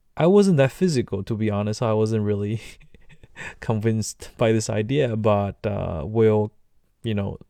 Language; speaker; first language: English; non-native, fluent; Chinese